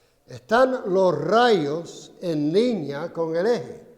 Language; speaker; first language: Spanish; non-native, fluent; English